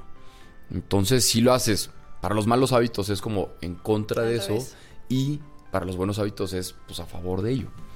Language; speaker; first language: Spanish; native; Spanish